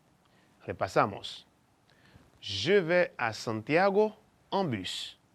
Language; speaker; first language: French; non-native, fluent; Spanish